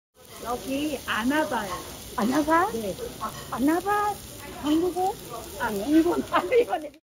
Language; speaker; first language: Korean; non-native, learner; Japanese